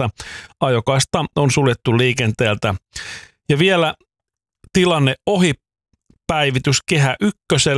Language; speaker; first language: Finnish; native; Finnish